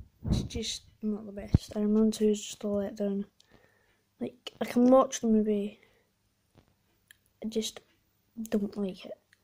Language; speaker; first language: English; native; English